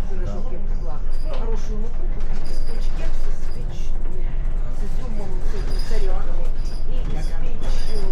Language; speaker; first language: Russian; native; Russian